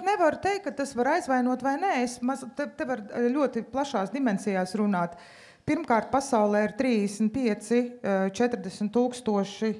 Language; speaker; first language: Latvian; native; Latvian